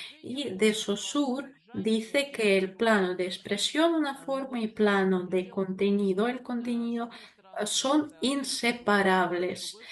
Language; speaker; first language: Spanish; non-native, fluent; Russian